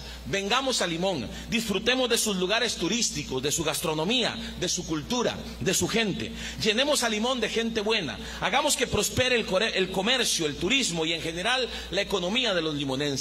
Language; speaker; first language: Spanish; native; Spanish